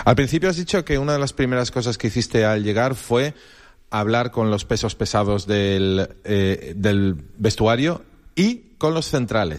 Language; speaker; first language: Spanish; native; Spanish